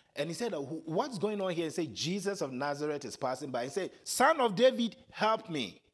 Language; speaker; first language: English; non-native, local second language; Akan